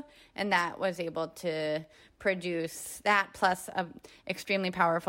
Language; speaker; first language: English; native; English